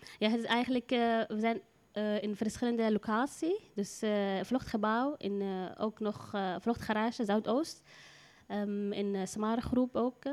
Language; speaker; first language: Dutch; non-native, learner; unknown